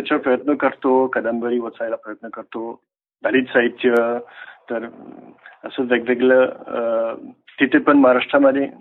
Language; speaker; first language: Marathi; non-native, fluent; French